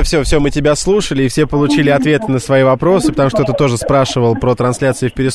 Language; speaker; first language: Russian; native; Russian